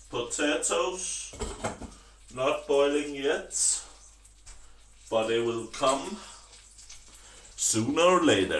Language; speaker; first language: English; non-native, learner; Danish